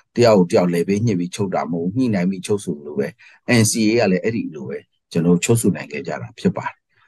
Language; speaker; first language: Burmese; non-native, local second language; Pa'o Karen